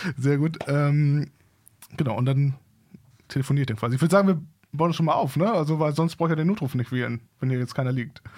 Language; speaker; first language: German; native; German